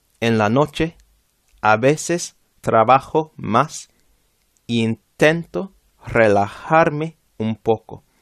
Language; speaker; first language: Spanish; non-native, fluent; English